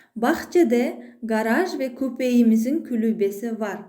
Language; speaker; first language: Turkish; non-native, fluent; Kazakh